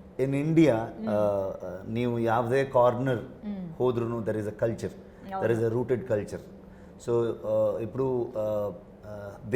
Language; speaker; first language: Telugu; non-native, learner; Kannada